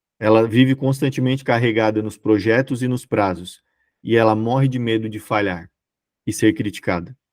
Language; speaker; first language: Portuguese; native; Portuguese